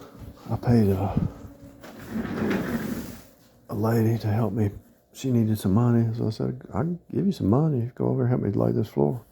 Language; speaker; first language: English; native; English